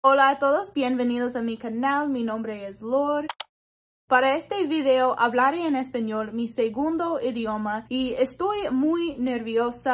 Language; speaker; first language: Spanish; non-native, learner; English